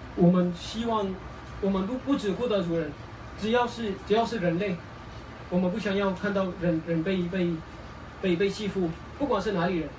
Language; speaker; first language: Chinese; non-native, fluent; Kurdish